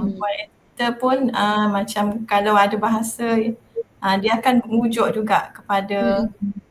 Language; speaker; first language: Malay; non-native, local second language; Māori